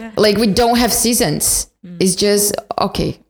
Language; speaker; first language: English; non-native, fluent; Portuguese